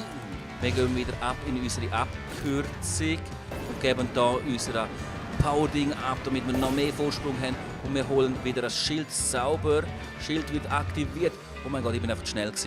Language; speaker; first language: German; native; German